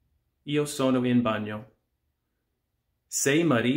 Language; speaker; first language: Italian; non-native, fluent; English